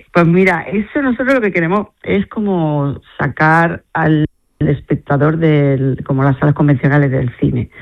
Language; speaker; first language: Spanish; native; Spanish